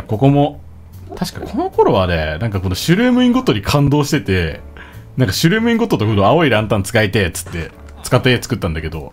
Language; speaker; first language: Japanese; native; Japanese